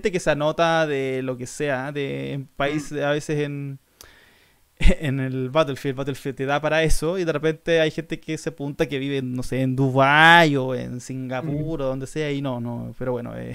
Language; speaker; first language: Spanish; native; Spanish